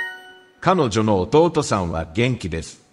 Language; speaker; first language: Japanese; non-native, learner; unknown